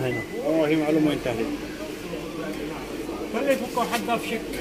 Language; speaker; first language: Arabic; non-native, learner; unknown